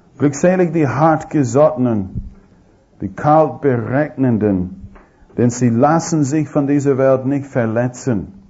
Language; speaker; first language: German; non-native, fluent; English